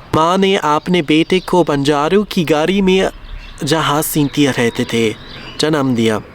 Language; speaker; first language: Hindi; non-native, learner; German